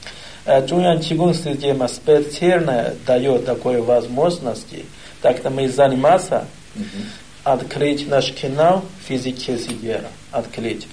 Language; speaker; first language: Russian; non-native, learner; Chinese